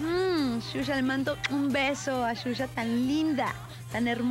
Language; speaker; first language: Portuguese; non-native, learner; Spanish